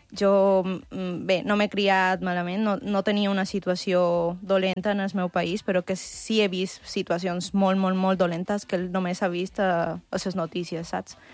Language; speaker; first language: Catalan; early bilingual, other home language; Spanish